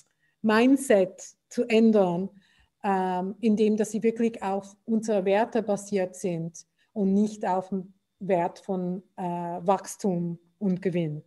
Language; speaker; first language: German; non-native, fluent; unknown